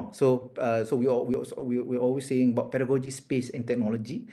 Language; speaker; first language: English; non-native, local second language; Malay